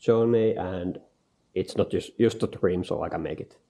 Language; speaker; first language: English; non-native, learner; Finnish